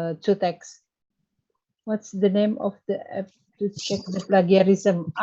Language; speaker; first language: English; non-native, fluent; Indonesian